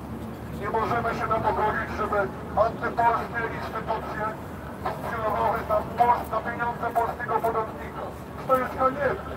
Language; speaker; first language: Polish; native; Polish